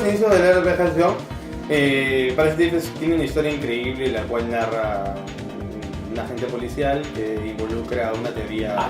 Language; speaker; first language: Spanish; native; Spanish